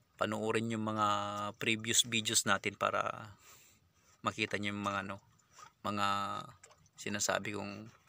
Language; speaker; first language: Filipino; non-native, local second language; Iloko